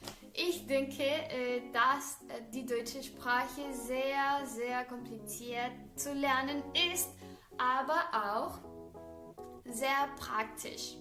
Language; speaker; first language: German; non-native, learner; Spanish